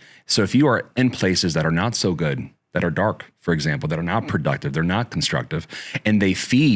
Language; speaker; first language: English; native; English